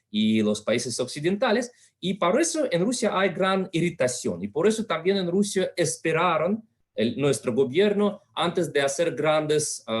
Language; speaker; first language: Spanish; non-native, fluent; Russian